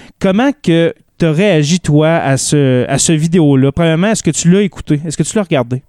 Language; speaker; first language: French; native; French